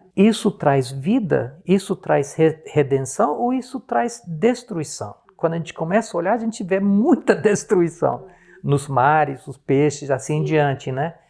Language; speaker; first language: Portuguese; non-native, fluent; English